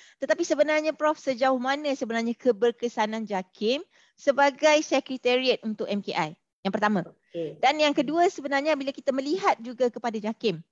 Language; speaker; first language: Malay; native; Malay